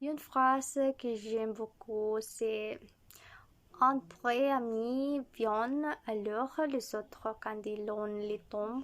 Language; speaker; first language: French; non-native, learner; Spanish